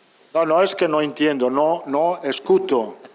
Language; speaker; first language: Spanish; non-native, fluent; Italian